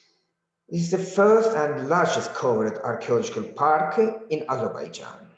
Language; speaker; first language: English; non-native, learner; Azerbaijani